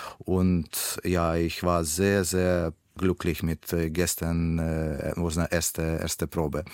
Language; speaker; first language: German; non-native, learner; Russian